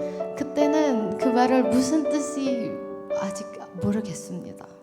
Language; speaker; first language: Korean; non-native, learner; Indonesian